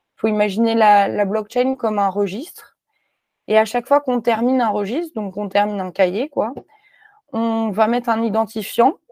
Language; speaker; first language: French; native; French